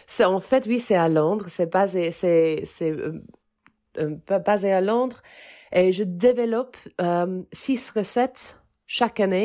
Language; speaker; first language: French; non-native, fluent; English